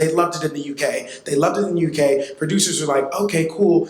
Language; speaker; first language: English; native; English